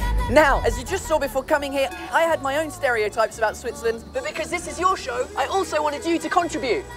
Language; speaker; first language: English; native; English